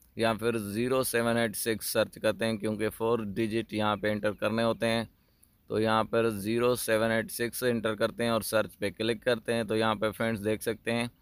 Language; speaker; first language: Urdu; native; Urdu